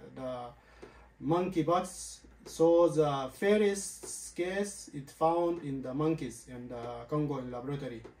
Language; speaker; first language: English; non-native, learner; Arabic